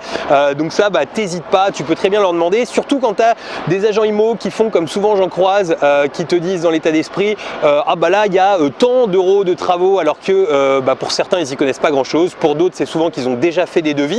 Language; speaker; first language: French; native; French